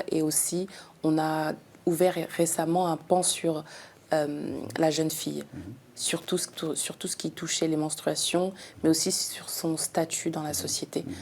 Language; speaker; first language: French; native; French